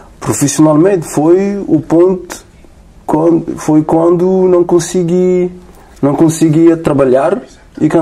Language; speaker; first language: Portuguese; non-native, learner; French